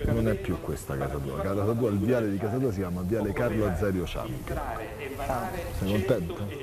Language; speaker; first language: Italian; native; Italian